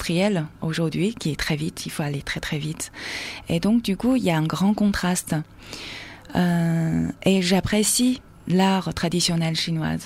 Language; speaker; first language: French; non-native, fluent; Chinese